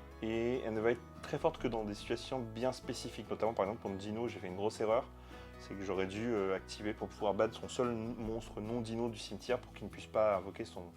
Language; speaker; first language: French; native; French